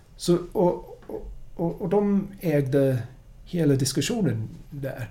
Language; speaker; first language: Swedish; non-native, fluent; English